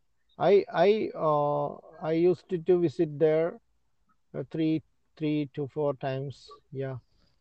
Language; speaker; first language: English; non-native, learner; Malayalam